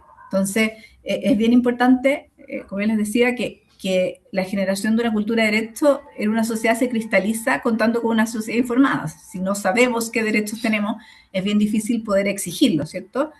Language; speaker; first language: Spanish; native; Spanish